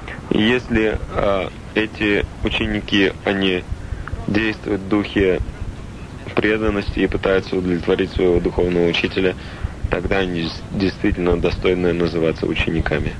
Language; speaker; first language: Russian; native; Russian